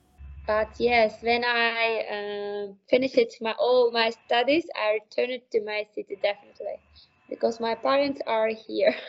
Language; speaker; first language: English; non-native, learner; Uzbek